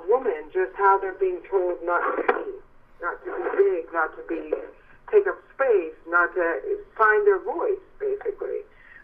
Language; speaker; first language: English; native; English